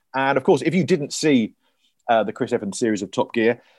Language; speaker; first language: English; native; English